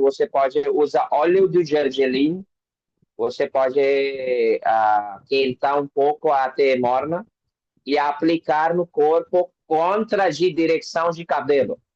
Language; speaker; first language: Portuguese; non-native, learner; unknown